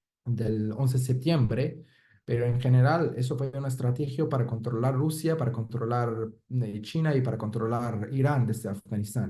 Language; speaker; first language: Spanish; non-native, fluent; Persian